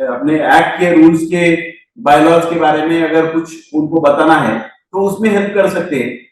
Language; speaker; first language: Hindi; non-native, local second language; Marathi